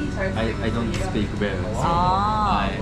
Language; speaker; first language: English; non-native, learner; Japanese